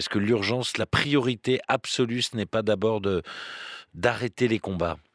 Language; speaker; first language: French; native; French